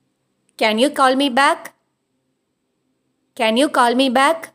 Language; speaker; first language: English; non-native, local second language; Tamil